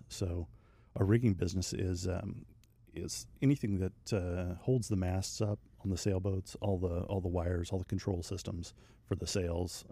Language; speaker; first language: English; native; English